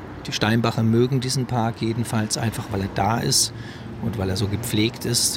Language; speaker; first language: German; native; German